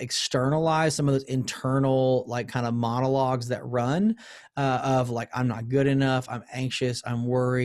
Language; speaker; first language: English; native; English